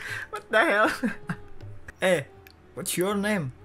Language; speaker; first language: English; non-native, fluent; Indonesian